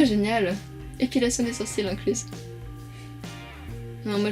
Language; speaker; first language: French; native; French